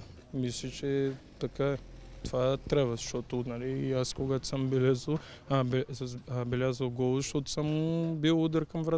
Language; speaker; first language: Bulgarian; non-native, fluent; Portuguese